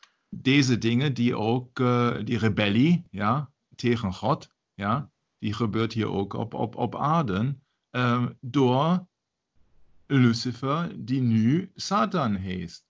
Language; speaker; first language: Dutch; non-native, learner; German